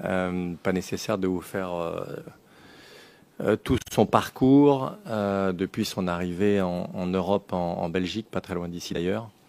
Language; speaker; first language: French; native; French